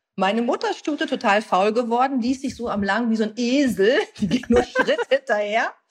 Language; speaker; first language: German; native; German